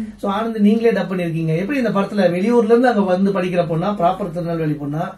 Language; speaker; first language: Tamil; native; Tamil